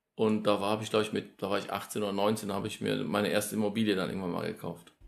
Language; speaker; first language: German; early bilingual, other home language; Polish